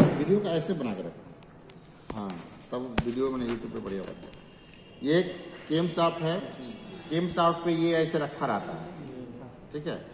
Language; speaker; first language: Hindi; native; Hindi